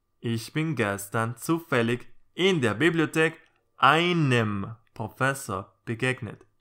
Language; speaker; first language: German; non-native, fluent; Spanish